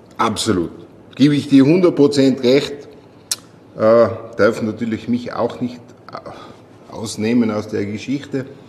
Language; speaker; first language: German; native; German